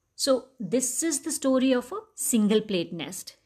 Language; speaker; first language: English; non-native, local second language; Dogri